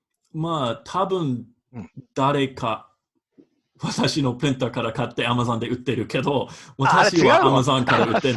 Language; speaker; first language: Japanese; non-native, fluent; English